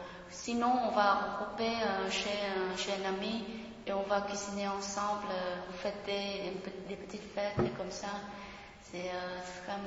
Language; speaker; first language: French; non-native, fluent; Vietnamese